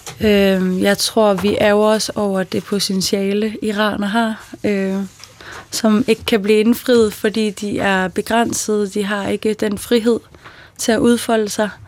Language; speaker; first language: Danish; early bilingual, other home language; Persian